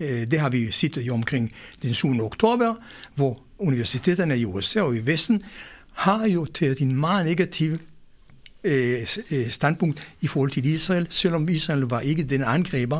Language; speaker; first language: Danish; non-native, fluent; Hebrew